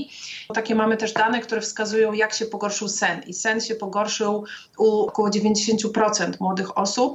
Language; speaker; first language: Polish; native; Polish